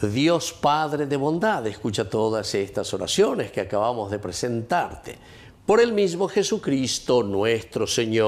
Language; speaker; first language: Spanish; native; Spanish